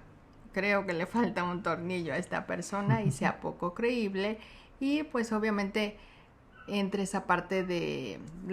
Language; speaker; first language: Spanish; native; Spanish